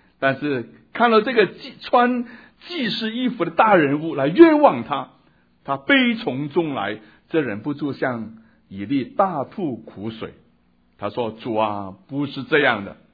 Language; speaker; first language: Chinese; non-native, local second language; Cantonese